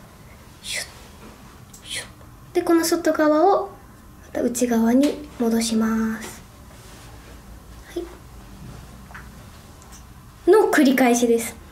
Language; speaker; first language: Japanese; native; Japanese